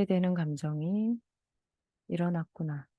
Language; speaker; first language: Korean; native; Korean